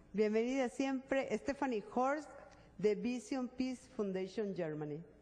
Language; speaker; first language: Spanish; native; Spanish